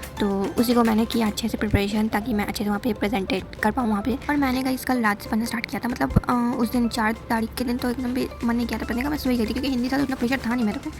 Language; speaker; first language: Hindi; native; Hindi